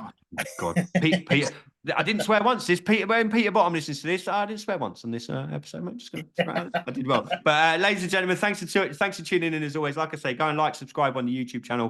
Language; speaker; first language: English; native; English